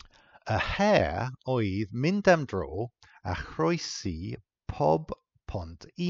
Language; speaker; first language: Welsh; non-native, fluent; English